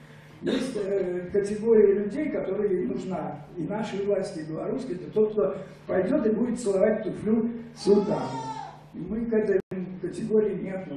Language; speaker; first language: Russian; native; Russian